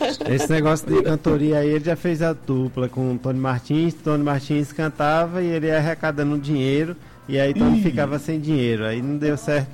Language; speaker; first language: Portuguese; native; Portuguese